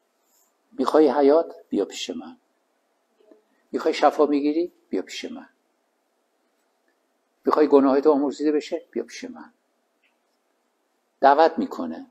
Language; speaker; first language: Persian; native; Persian